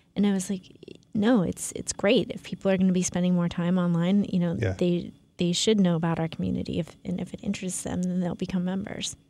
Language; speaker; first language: English; native; English